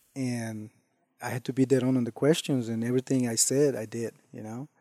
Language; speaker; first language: English; non-native, fluent; Spanish